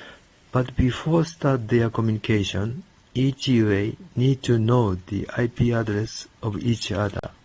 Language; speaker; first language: English; non-native, learner; Japanese